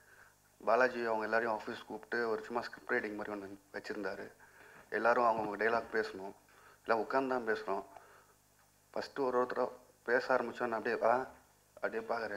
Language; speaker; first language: Tamil; non-native, local second language; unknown